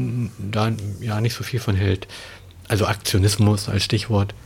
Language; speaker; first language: German; native; German